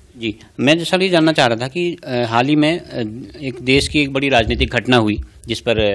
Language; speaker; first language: Hindi; native; Hindi